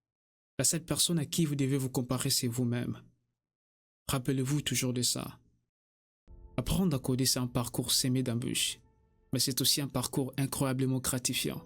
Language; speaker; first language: French; native; French